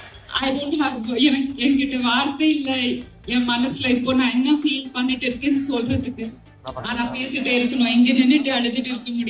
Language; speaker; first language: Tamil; non-native, fluent; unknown